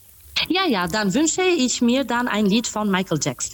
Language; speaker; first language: German; non-native, fluent; Albanian